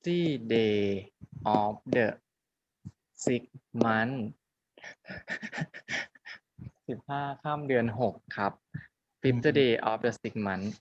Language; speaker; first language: English; non-native, learner; Thai